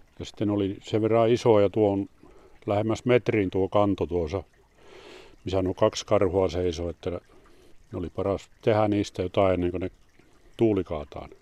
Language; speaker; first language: Finnish; native; Finnish